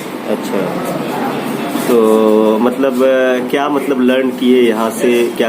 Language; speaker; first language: Hindi; native; Hindi